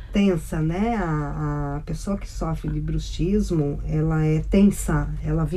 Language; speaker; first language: Spanish; non-native, learner; Portuguese